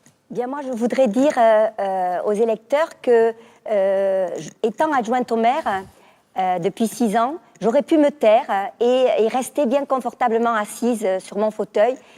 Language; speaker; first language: French; native; French